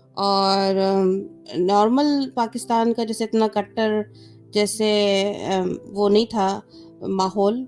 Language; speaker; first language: Urdu; native; Urdu